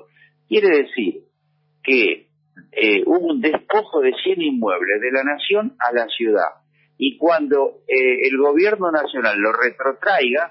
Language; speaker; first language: Spanish; native; Spanish